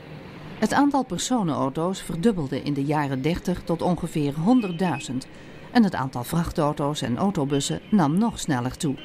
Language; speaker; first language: Dutch; native; Dutch